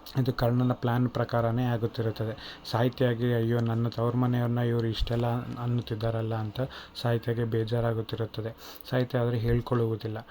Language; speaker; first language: Kannada; native; Kannada